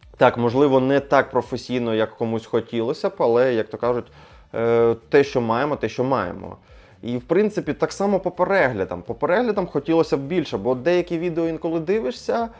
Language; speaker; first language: Ukrainian; non-native, local second language; Russian